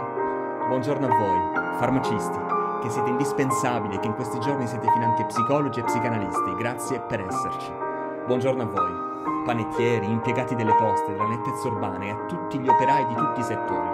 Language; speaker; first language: Italian; native; Italian